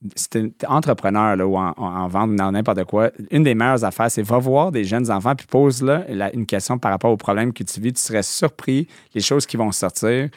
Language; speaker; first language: French; non-native, local second language; English